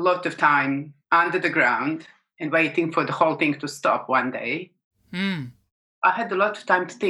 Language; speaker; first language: English; non-native, fluent; Serbian